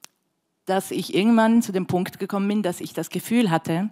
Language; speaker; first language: German; non-native, fluent; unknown